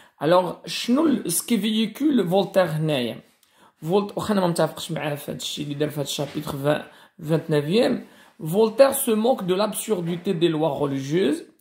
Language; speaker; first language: French; non-native, local second language; Arabic